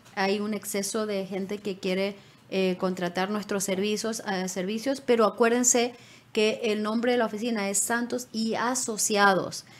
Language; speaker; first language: Spanish; native; Spanish